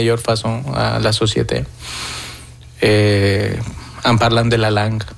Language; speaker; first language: French; non-native, fluent; Spanish